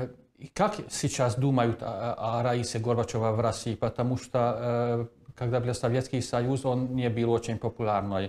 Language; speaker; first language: Russian; non-native, fluent; Hungarian